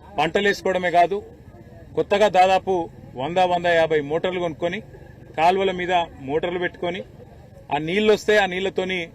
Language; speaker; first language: Telugu; native; Telugu